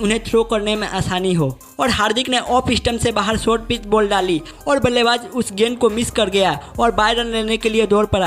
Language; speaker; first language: Hindi; native; Hindi